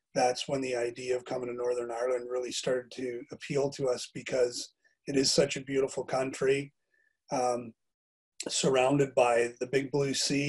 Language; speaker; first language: English; native; English